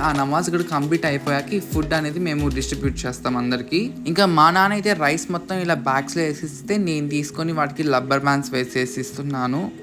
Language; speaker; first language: Telugu; non-native, local second language; Urdu